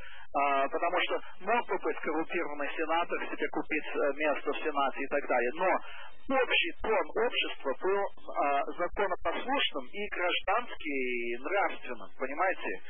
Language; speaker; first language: Russian; early bilingual, heritage; Russian